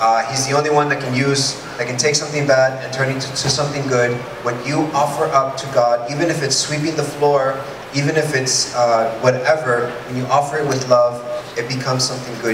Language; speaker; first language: English; early bilingual, other home language; Spanish